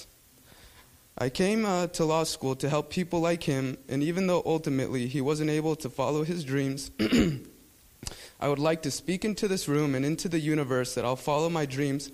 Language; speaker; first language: English; early bilingual, other home language; Spanish